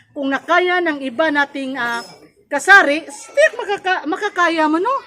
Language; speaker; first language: Filipino; non-native, local second language; Cebuano